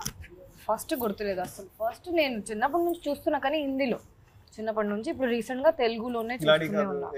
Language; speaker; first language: Telugu; non-native, learner; Hindi